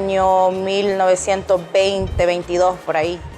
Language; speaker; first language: Spanish; native; Spanish